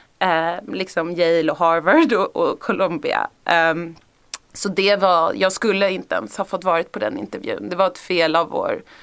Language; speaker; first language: Swedish; native; Swedish